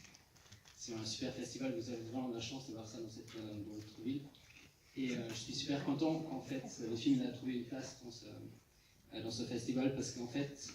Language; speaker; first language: French; non-native, fluent; Luxembourgish